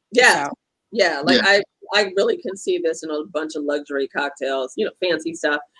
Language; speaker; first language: English; native; English